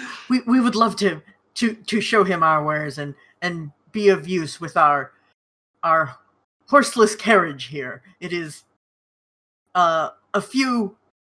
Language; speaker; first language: English; native; English